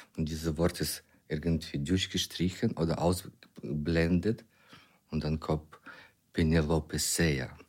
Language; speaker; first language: German; non-native, fluent; Ukrainian